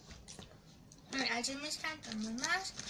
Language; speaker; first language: Japanese; non-native, fluent; German